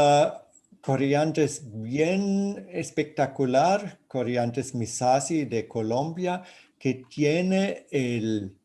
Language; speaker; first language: Spanish; non-native, fluent; German